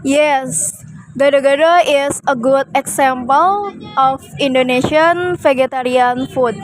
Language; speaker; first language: English; non-native, learner; Indonesian